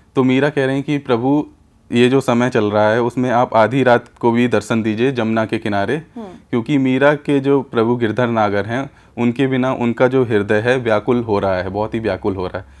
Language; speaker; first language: Hindi; native; Hindi